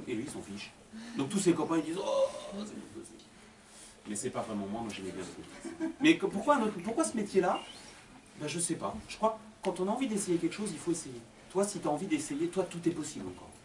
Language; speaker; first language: French; native; French